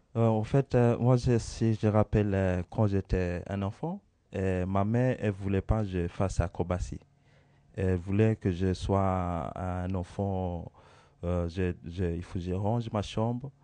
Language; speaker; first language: French; non-native, learner; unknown